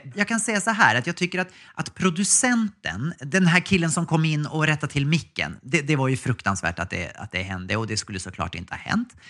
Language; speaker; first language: Swedish; native; Swedish